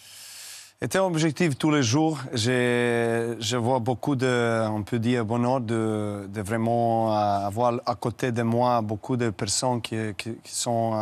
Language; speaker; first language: French; non-native, learner; Serbian